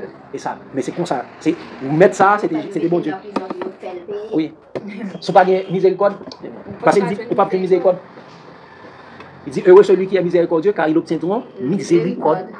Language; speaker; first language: French; non-native, local second language; Haitian Creole